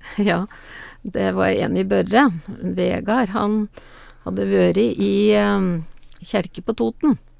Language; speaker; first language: Norwegian; native; Norwegian